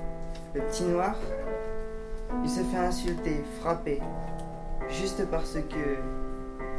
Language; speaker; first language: French; native; French